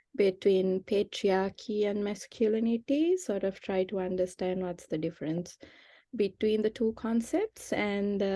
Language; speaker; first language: English; non-native, local second language; Sinhala